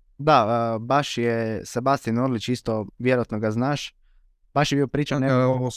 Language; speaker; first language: Croatian; native; Croatian